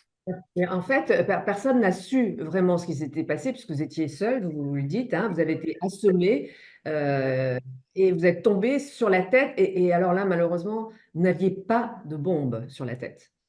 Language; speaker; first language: French; native; French